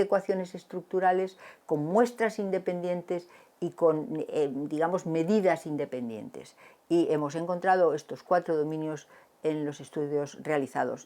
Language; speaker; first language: Spanish; native; Spanish